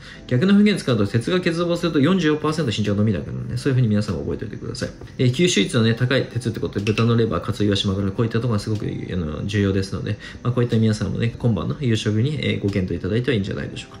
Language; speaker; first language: Japanese; native; Japanese